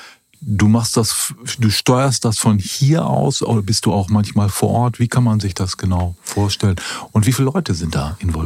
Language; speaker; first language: German; native; German